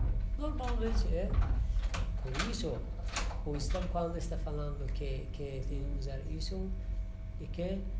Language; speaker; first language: Portuguese; non-native, learner; Persian